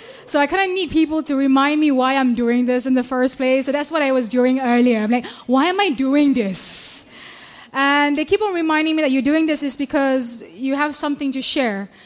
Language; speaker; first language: English; non-native, local second language; Malay